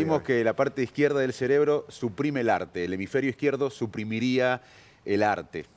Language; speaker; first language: Spanish; native; Spanish